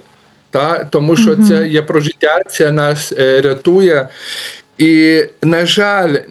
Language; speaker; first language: Ukrainian; non-native, learner; Lithuanian